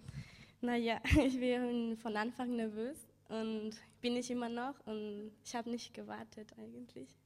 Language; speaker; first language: German; non-native, learner; Spanish